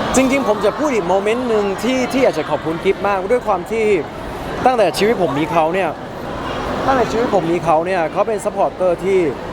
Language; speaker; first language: Thai; early bilingual, heritage; Thai